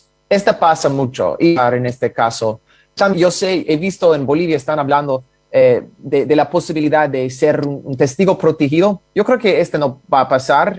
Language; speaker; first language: Spanish; non-native, fluent; English